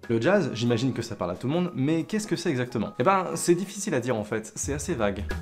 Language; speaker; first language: French; native; French